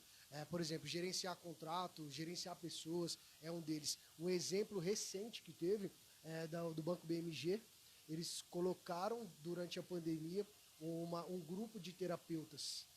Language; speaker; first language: Portuguese; native; Portuguese